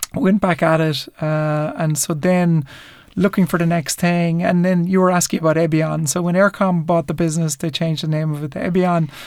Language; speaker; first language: English; native; English